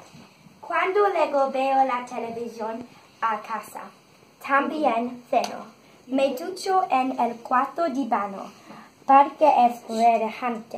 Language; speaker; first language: Spanish; non-native, learner; English